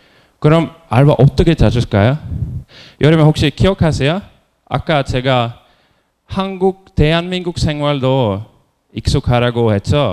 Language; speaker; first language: Korean; non-native, fluent; Norwegian